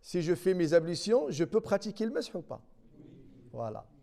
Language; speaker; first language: French; non-native, local second language; Arabic